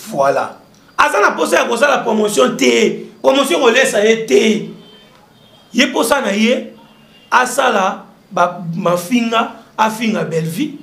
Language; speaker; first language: Lingala; native; Lingala